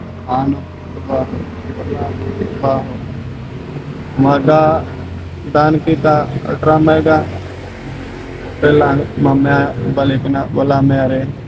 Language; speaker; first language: Filipino; non-native, learner; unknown